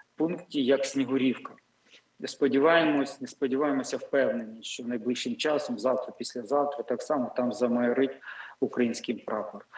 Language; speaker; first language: Ukrainian; native; Ukrainian